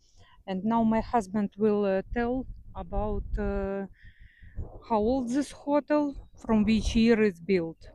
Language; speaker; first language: English; non-native, learner; Russian